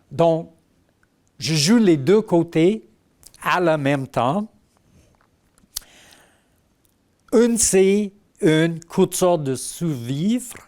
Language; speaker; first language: French; non-native, fluent; English